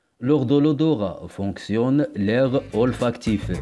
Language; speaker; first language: French; non-native, local second language; Arabic